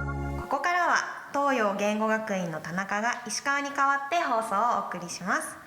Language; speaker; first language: Japanese; native; Japanese